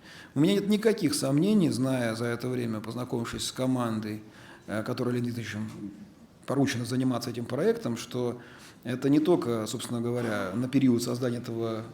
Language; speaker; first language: Russian; native; Russian